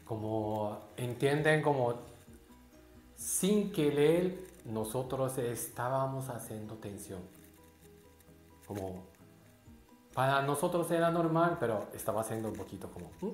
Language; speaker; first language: Spanish; non-native, learner; Japanese